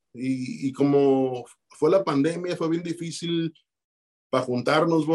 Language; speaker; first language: Spanish; early bilingual, heritage; Spanish